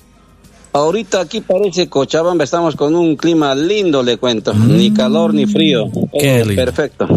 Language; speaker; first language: Spanish; native; Spanish